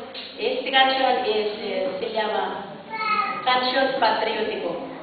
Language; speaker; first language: Spanish; non-native, learner; Filipino